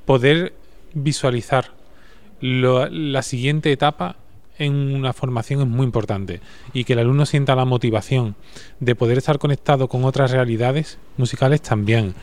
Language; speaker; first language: Spanish; native; Spanish